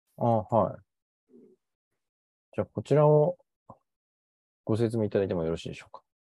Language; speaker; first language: Japanese; native; Japanese